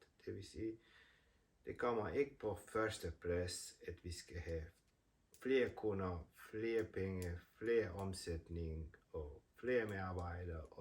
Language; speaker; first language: Danish; non-native, fluent; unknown